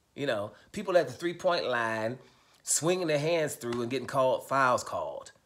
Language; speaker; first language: English; native; English